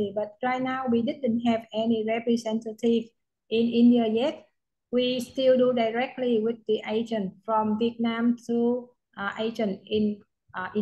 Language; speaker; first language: English; non-native, learner; Vietnamese